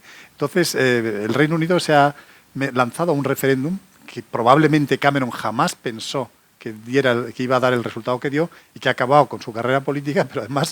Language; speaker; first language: Spanish; native; Spanish